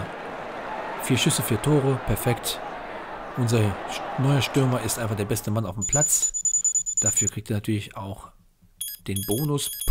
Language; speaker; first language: German; native; German